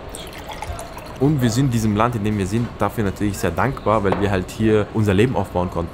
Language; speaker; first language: German; early bilingual, other home language; Persian